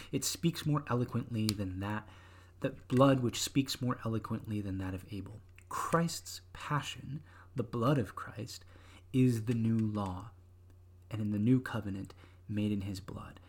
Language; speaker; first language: English; native; English